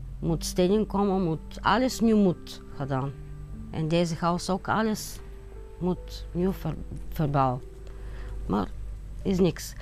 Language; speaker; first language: Dutch; non-native, learner; Bulgarian